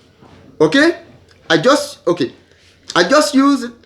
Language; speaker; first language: English; non-native, learner; Haitian Creole